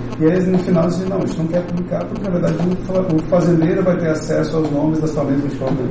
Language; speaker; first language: Portuguese; native; Portuguese